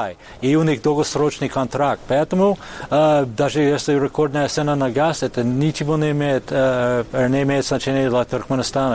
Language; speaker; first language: Russian; non-native, fluent; English